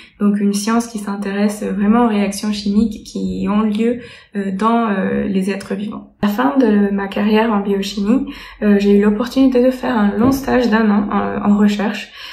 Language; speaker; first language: French; non-native, fluent; Spanish